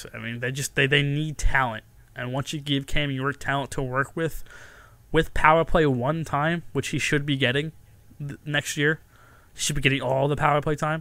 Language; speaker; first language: English; native; English